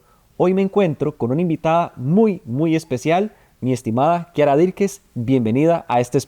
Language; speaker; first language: Spanish; native; Spanish